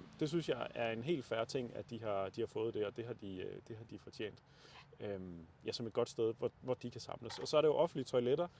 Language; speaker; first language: Danish; native; Danish